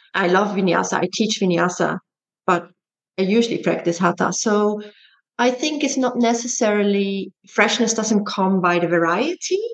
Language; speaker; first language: English; non-native, fluent; German